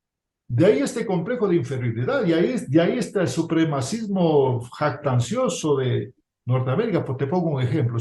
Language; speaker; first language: Spanish; native; Spanish